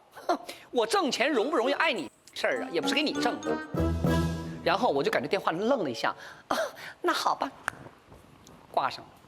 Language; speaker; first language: Chinese; native; Chinese